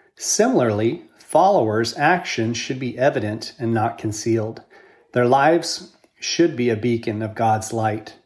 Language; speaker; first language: English; native; English